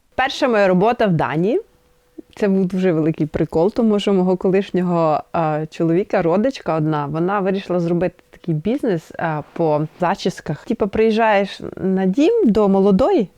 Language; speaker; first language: Ukrainian; native; Ukrainian